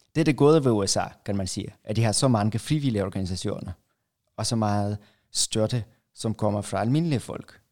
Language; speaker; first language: Danish; non-native, fluent; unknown